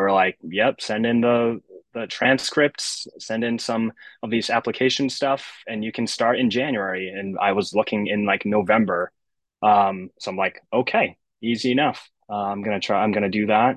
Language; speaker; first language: English; early bilingual, other home language; Japanese